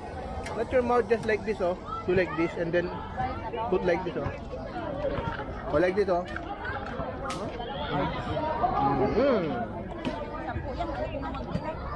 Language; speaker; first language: English; non-native, local second language; Filipino